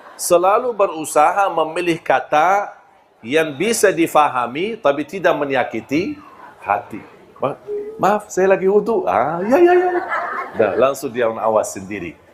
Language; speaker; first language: Malay; non-native, fluent; Arabic